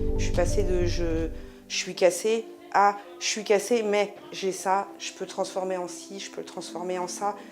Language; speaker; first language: French; native; French